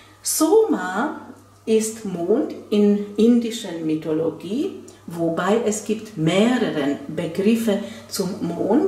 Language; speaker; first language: German; non-native, fluent; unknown